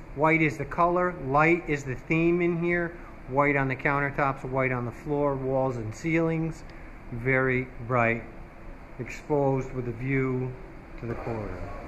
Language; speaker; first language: English; native; English